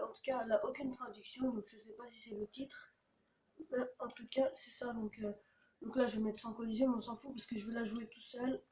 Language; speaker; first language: French; native; French